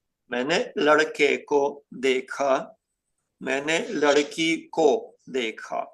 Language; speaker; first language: Hindi; non-native, fluent; Ukrainian